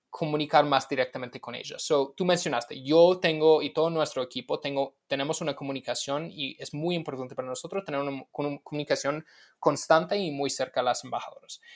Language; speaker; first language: Spanish; non-native, fluent; English